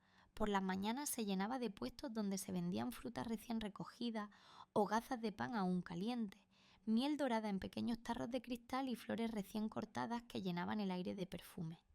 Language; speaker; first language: Spanish; native; Spanish